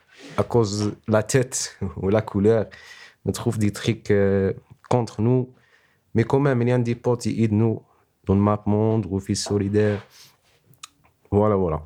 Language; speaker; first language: French; non-native, learner; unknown